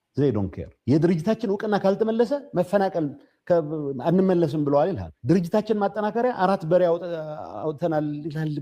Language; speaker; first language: Amharic; non-native, local second language; Tigrinya